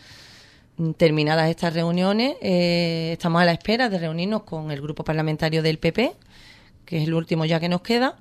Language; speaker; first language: Spanish; native; Spanish